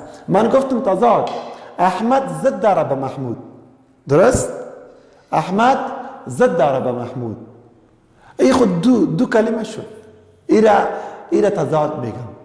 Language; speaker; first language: Persian; non-native, local second language; Pashto